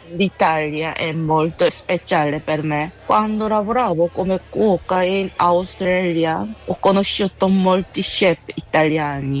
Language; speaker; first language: Italian; non-native, learner; Korean